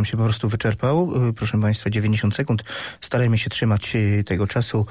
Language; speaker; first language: Polish; native; Polish